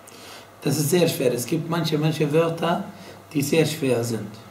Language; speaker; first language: German; non-native, fluent; Arabic